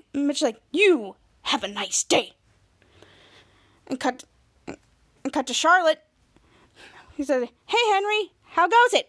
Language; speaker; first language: English; native; English